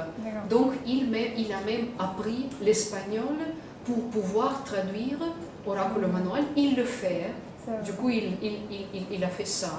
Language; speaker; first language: French; non-native, fluent; Russian